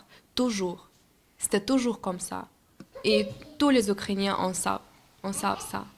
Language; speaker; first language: French; non-native, learner; Ukrainian